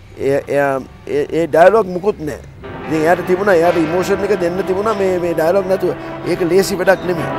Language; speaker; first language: Sinhala; non-native, local second language; Tamil